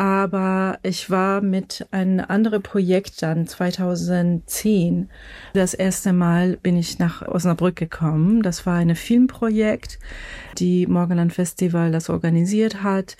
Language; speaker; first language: German; non-native, fluent; Persian